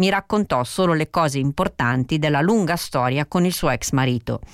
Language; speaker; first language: Italian; native; Italian